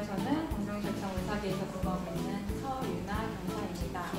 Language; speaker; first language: Korean; native; Korean